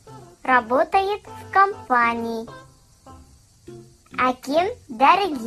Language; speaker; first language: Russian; non-native, learner; Kazakh